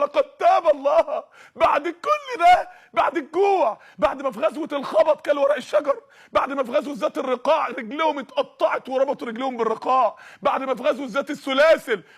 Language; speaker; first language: Arabic; native; Arabic